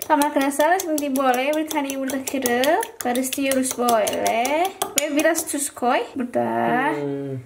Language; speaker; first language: Turkish; non-native, learner; Indonesian